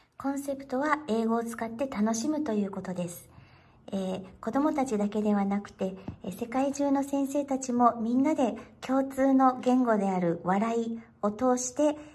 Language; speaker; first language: Japanese; non-native, fluent; English